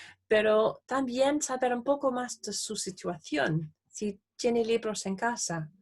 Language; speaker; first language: Spanish; non-native, fluent; English